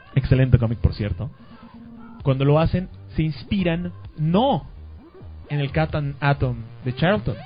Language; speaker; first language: Spanish; native; Spanish